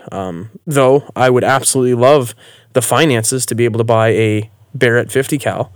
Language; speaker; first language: English; native; English